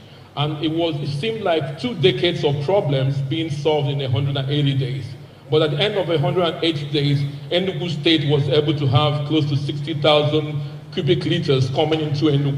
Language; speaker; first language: English; non-native, local second language; Igbo